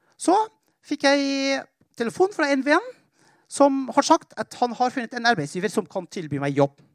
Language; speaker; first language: Norwegian; non-native, fluent; Persian